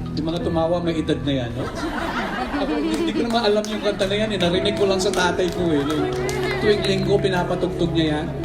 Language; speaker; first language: Filipino; non-native, local second language; Waray